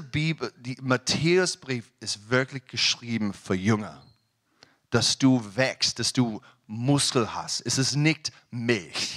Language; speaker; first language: German; non-native, learner; English